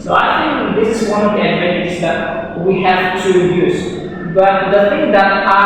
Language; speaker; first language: English; non-native, fluent; Indonesian